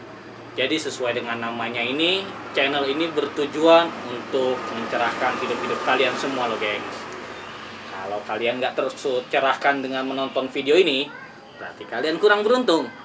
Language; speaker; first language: Indonesian; native; Indonesian